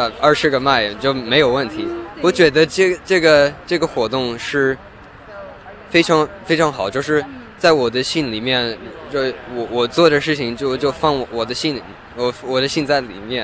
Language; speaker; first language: Chinese; early bilingual, heritage; Chinese